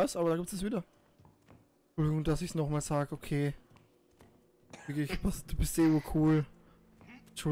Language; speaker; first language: German; native; German